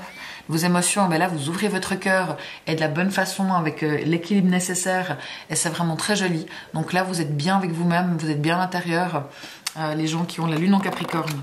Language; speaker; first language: French; native; French